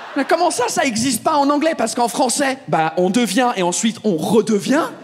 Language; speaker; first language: French; non-native, fluent; English